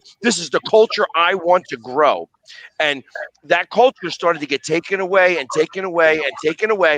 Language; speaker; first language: English; native; English